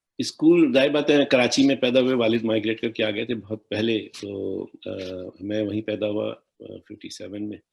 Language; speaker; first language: Urdu; native; Urdu